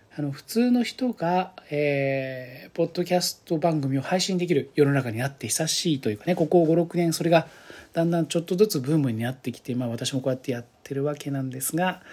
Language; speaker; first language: Japanese; native; Japanese